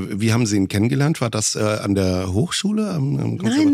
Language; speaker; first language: German; native; German